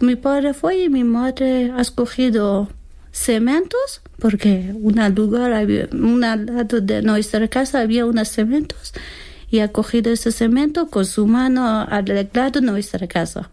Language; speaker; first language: Spanish; non-native, learner; Persian